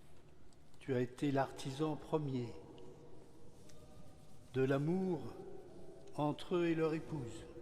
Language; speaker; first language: French; native; French